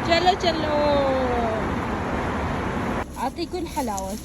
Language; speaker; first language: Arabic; non-native, fluent; Urdu